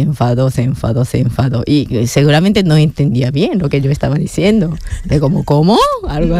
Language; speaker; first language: Spanish; non-native, fluent; Japanese